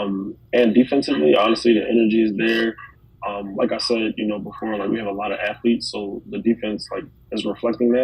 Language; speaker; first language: English; native; English